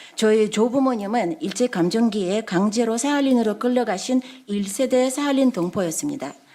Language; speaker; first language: Korean; non-native, fluent; Russian